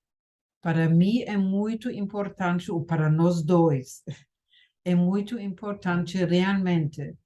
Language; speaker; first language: Portuguese; non-native, fluent; German